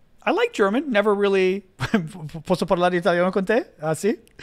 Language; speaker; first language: Italian; non-native, fluent; English